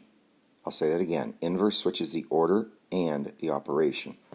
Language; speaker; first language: English; native; English